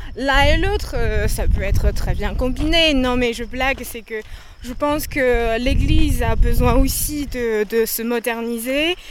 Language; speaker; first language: French; non-native, fluent; Dutch